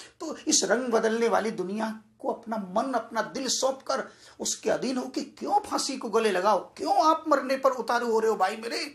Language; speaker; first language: Hindi; native; Hindi